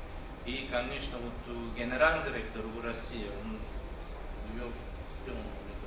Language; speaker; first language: Russian; non-native, fluent; Turkish